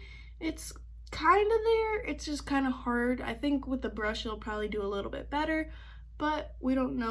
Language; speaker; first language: English; native; English